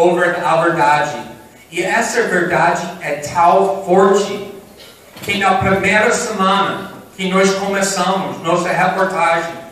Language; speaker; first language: Portuguese; non-native, fluent; English